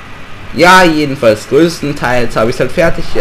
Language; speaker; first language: German; native; German